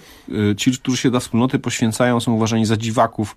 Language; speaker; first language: Polish; native; Polish